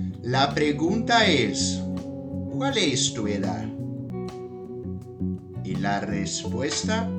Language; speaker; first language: Spanish; non-native, fluent; Portuguese